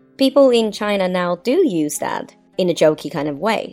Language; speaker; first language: English; non-native, fluent; Chinese